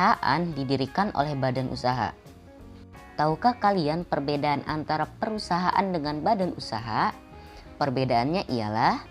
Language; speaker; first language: Indonesian; native; Indonesian